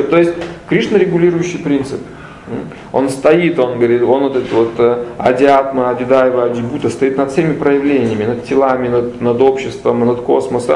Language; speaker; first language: Russian; native; Russian